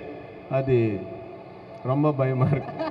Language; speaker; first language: Tamil; non-native, learner; Telugu